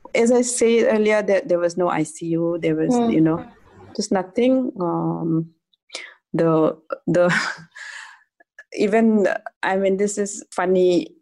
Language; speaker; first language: English; non-native, local second language; Adi